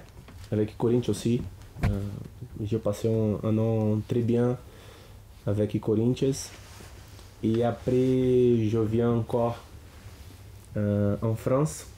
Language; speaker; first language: French; non-native, learner; Portuguese